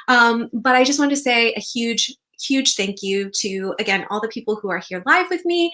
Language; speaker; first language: English; native; English